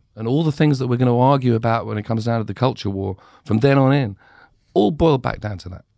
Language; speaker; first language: English; native; English